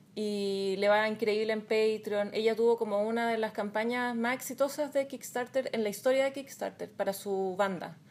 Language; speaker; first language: Spanish; native; Spanish